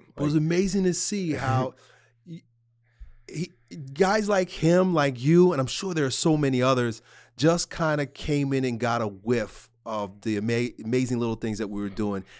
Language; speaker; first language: English; native; English